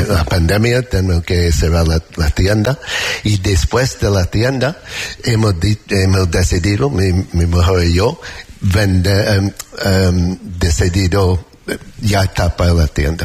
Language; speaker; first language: Spanish; non-native, learner; English